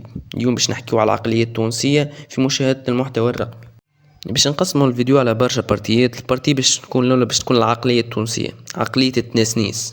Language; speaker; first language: Arabic; native; Arabic